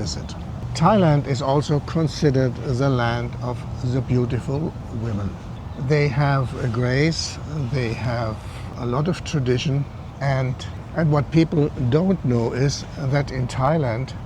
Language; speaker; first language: English; non-native, fluent; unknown